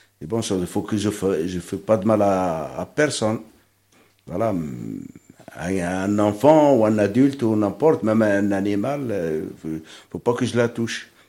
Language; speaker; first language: French; non-native, local second language; Arabic